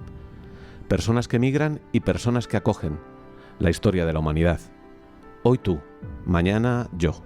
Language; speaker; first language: Spanish; native; Spanish